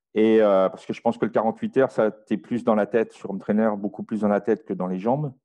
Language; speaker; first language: French; native; French